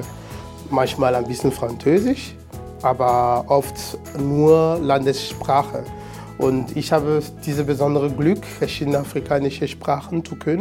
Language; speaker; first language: German; non-native, fluent; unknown